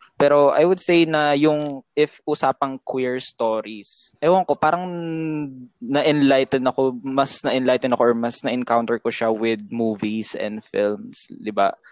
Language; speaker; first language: Filipino; native; Filipino